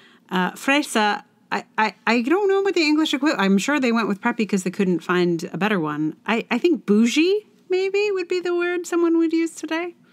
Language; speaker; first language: English; native; English